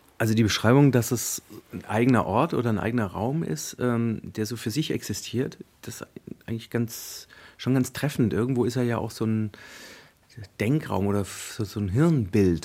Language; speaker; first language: German; native; German